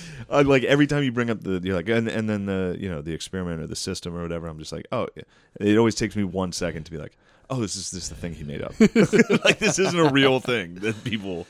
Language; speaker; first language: English; native; English